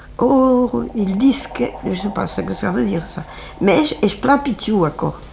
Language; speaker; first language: French; native; French